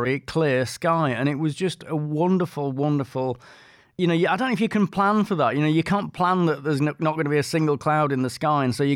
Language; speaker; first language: English; native; English